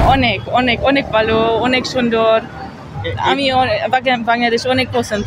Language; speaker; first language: Bangla; non-native, learner; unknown